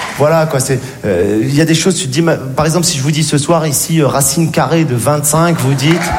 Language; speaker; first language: French; native; French